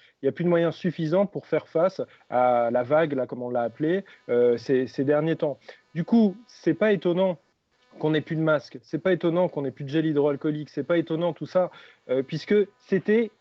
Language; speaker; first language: French; native; French